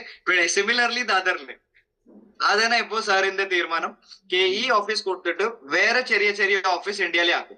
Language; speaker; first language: Malayalam; non-native, fluent; Hindi